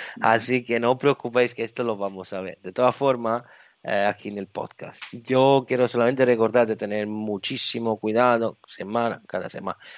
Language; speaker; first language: Spanish; non-native, fluent; Italian